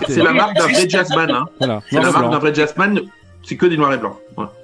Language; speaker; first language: French; native; French